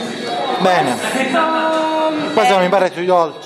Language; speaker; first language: Italian; native; Italian